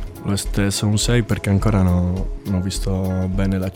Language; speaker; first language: Italian; non-native, learner; Spanish